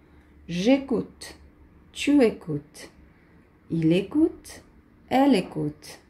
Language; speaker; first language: French; non-native, fluent; Portuguese